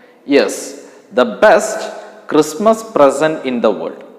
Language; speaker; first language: English; non-native, local second language; Malayalam